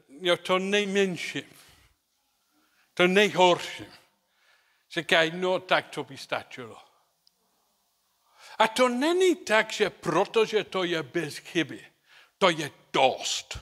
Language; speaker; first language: Czech; non-native, learner; English